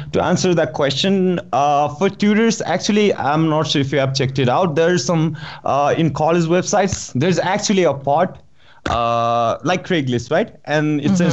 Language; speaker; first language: English; non-native, local second language; Nepali